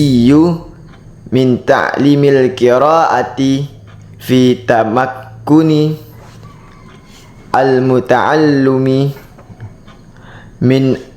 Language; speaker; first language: Arabic; non-native, learner; Indonesian